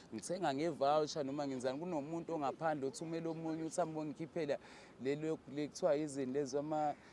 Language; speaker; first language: Zulu; native; Zulu